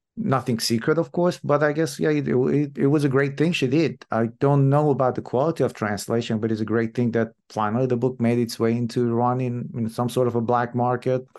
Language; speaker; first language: English; non-native, fluent; Persian